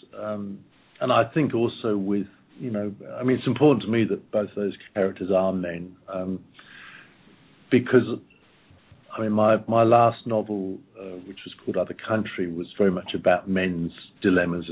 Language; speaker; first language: English; native; English